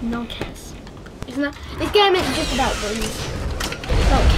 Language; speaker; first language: English; native; English